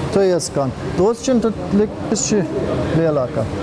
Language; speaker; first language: Latvian; non-native, learner; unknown